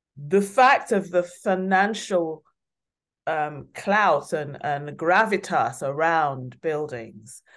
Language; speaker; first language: English; non-native, local second language; Yoruba